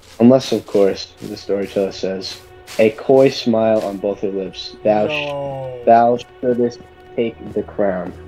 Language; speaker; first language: English; native; English